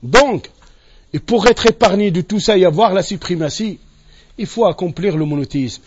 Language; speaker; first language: French; non-native, local second language; Arabic